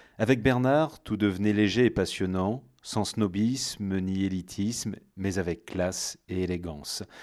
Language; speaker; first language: French; native; French